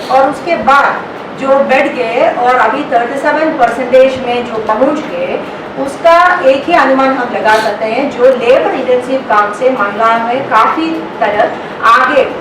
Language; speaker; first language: Hindi; non-native, local second language; Gujarati